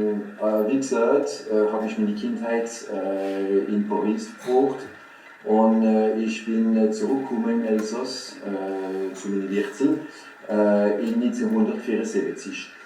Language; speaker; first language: German; non-native, fluent; French